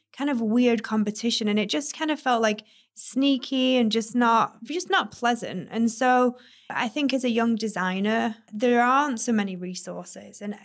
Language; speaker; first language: English; native; English